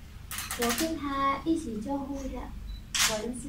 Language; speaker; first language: Chinese; non-native, learner; Vietnamese